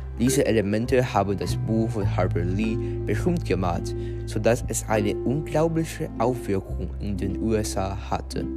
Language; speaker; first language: German; non-native, fluent; Portuguese